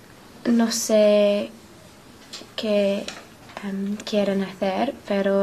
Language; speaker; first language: Spanish; non-native, learner; English